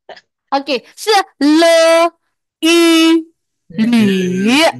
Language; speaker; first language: Chinese; non-native, fluent; Indonesian